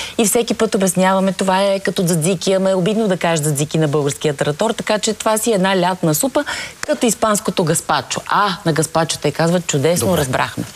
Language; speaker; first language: Bulgarian; native; Bulgarian